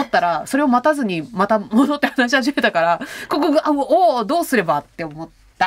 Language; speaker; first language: Japanese; native; Japanese